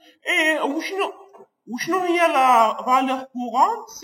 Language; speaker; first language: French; non-native, local second language; Arabic